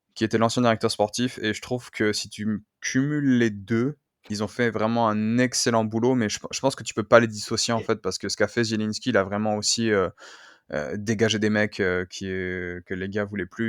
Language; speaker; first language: French; native; French